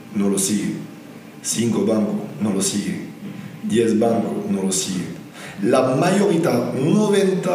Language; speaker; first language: Spanish; non-native, fluent; French